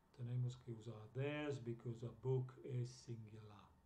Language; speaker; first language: English; native; English